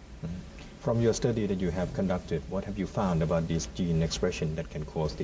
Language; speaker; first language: English; non-native, fluent; Thai